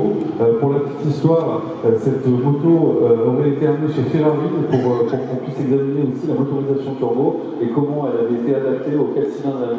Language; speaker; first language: French; native; French